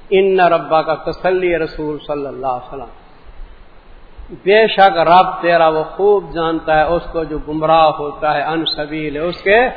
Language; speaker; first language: Urdu; non-native, local second language; Punjabi